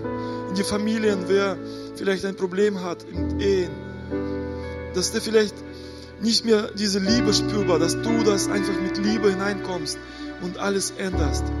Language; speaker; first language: German; non-native, fluent; Russian